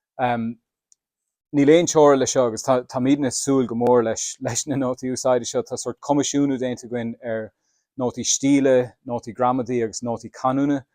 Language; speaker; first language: Irish; native; Irish